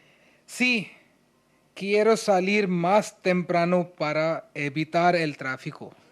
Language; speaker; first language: Spanish; non-native, learner; Hindi